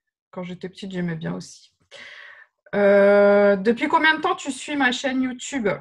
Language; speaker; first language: French; native; French